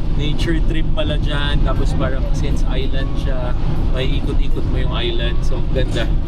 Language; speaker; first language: Filipino; non-native, local second language; Hiligaynon